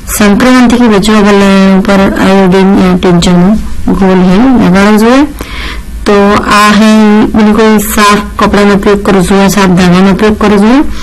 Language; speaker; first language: Gujarati; non-native, local second language; Hindi